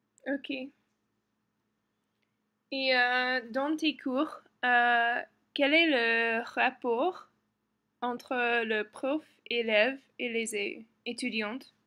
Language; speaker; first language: French; non-native, learner; English